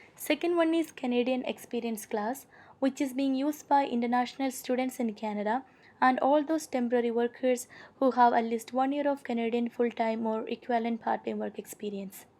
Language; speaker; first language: English; non-native, local second language; Malayalam